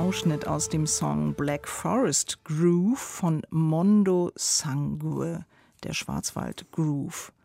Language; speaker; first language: German; native; German